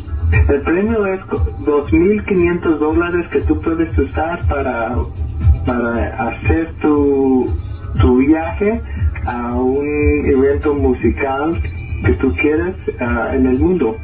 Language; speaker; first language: Spanish; early bilingual, heritage; Spanish